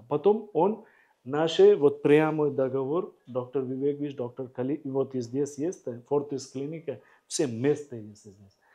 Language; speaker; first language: Russian; non-native, learner; Hindi